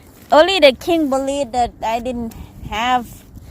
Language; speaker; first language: English; non-native, fluent; Thai